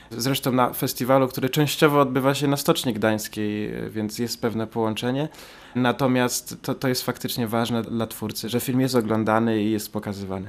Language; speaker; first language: Polish; native; Polish